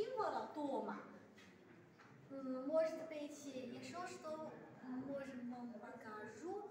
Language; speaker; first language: Russian; non-native, learner; Chinese